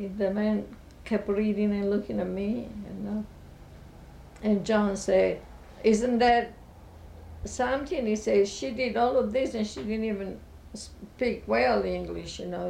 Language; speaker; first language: English; non-native, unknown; Italian